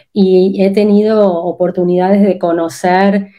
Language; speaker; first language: Spanish; native; Spanish